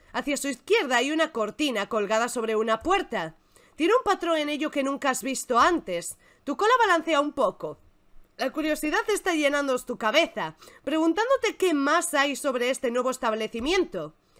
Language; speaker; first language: Spanish; native; Spanish